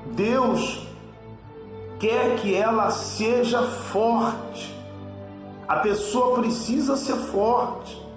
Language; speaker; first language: Portuguese; native; Portuguese